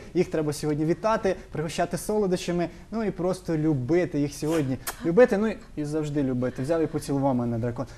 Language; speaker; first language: Ukrainian; native; Ukrainian